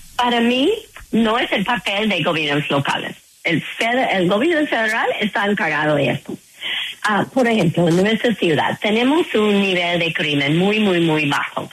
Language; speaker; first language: Spanish; non-native, fluent; English